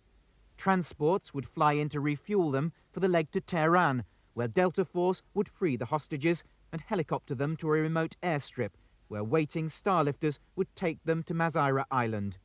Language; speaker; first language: English; native; English